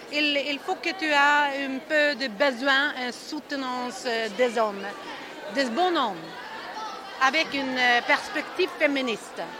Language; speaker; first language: French; non-native, learner; Swedish